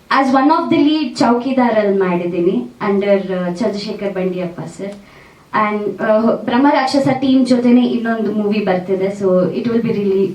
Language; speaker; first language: Kannada; native; Kannada